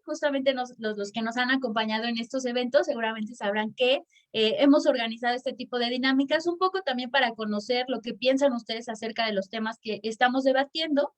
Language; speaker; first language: Spanish; native; Spanish